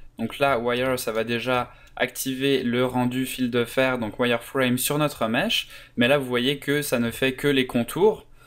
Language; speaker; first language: French; native; French